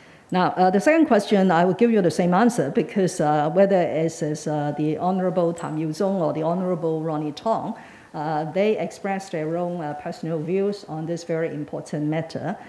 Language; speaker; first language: English; non-native, local second language; Cantonese